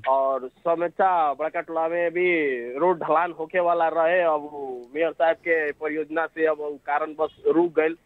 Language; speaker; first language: Bhojpuri; native; Bhojpuri